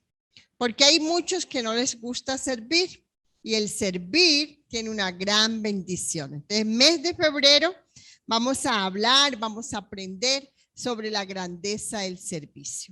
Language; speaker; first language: Spanish; native; Spanish